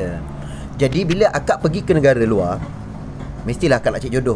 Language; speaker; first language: Malay; native; Malay